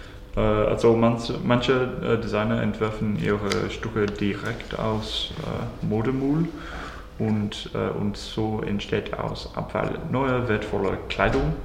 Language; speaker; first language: German; non-native, learner; English